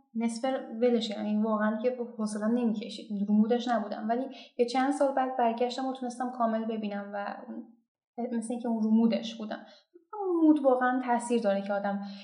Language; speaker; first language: Persian; non-native, local second language; Azerbaijani